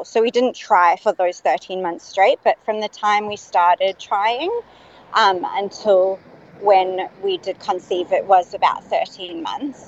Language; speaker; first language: English; native; English